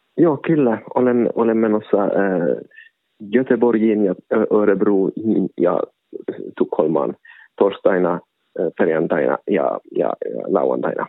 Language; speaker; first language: Finnish; non-native, local second language; Swedish